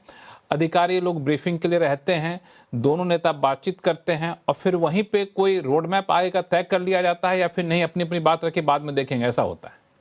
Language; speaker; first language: Hindi; native; Hindi